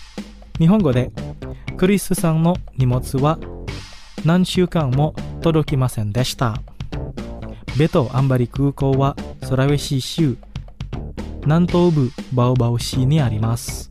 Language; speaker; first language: Japanese; non-native, fluent; Indonesian